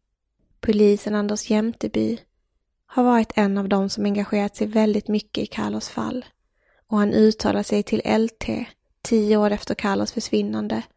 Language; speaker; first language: Swedish; native; Swedish